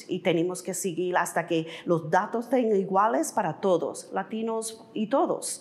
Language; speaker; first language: Spanish; early bilingual, heritage; English